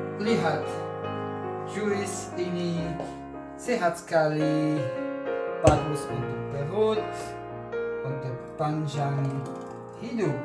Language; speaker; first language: Indonesian; non-native, learner; German